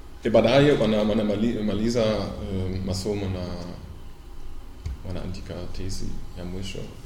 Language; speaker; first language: Swahili; non-native, fluent; German